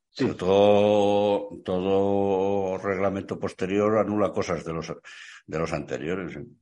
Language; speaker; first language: Spanish; native; Spanish